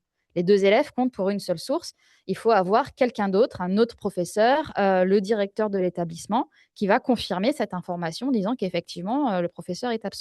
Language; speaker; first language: French; native; French